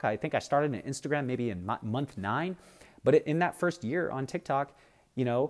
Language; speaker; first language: English; native; English